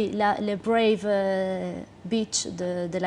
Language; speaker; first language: French; non-native, fluent; Spanish